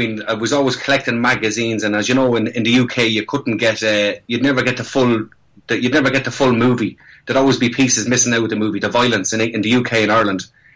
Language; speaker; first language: English; native; English